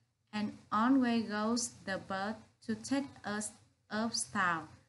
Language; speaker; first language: English; non-native, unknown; Vietnamese